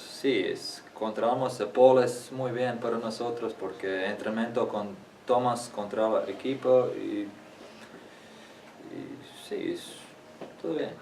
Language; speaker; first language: Spanish; non-native, learner; Latvian